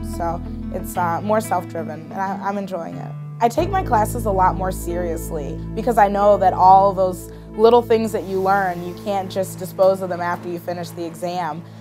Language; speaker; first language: English; native; English